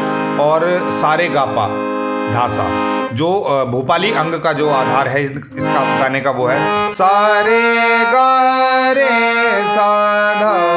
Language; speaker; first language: Hindi; native; Hindi